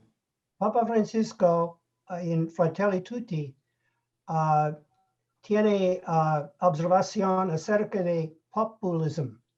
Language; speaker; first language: Spanish; non-native, learner; English